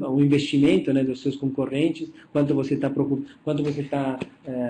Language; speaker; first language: Portuguese; non-native, fluent; Italian